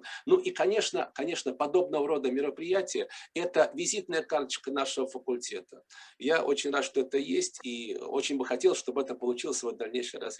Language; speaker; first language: Russian; native; Russian